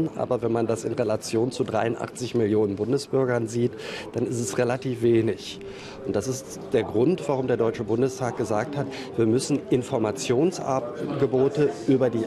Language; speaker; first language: German; native; German